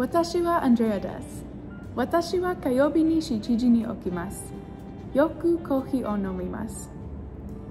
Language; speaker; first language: Japanese; non-native, learner; English